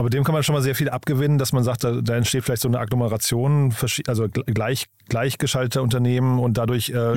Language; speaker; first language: German; native; German